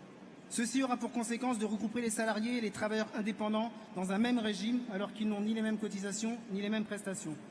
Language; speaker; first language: French; native; French